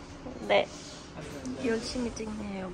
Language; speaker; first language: Korean; non-native, learner; Turkish